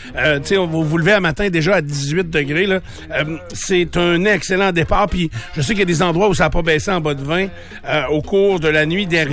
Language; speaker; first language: French; native; French